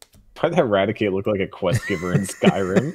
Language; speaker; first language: English; native; English